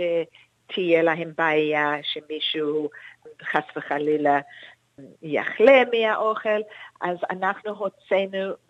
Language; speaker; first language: Hebrew; non-native, fluent; English